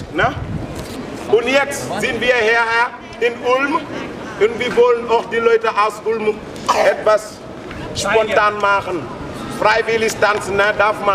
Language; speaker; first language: German; non-native, learner; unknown